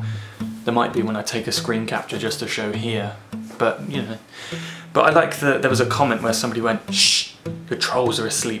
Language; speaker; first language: English; native; English